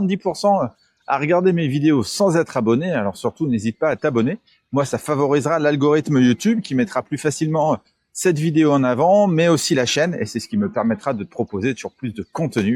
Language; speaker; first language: French; native; French